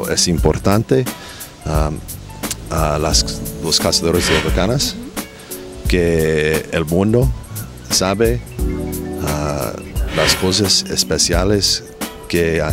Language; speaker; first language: Spanish; non-native, learner; English